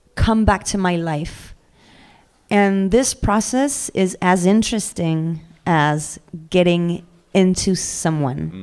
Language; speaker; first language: English; non-native, fluent; French